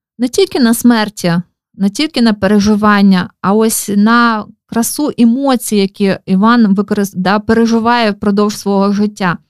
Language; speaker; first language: Ukrainian; non-native, local second language; Russian